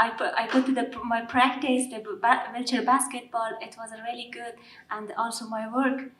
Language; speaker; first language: English; non-native, learner; Persian